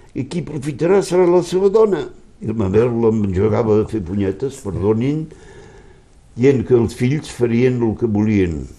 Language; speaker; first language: Catalan; early bilingual, heritage; Catalan